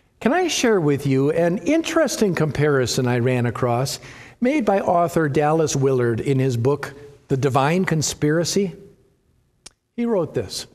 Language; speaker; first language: English; native; English